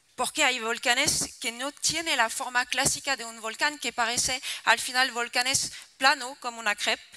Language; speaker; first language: Spanish; non-native, fluent; French